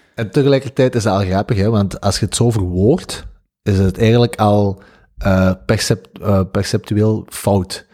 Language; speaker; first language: Dutch; native; Dutch